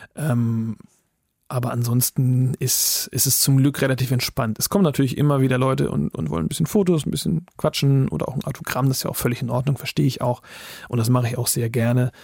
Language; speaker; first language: German; native; German